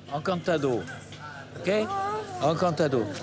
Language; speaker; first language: Spanish; non-native, learner; French